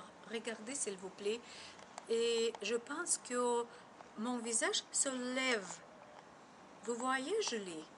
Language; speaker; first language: French; non-native, learner; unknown